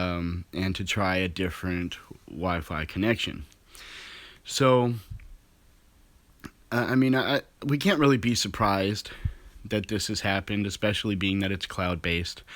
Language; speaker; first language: English; native; English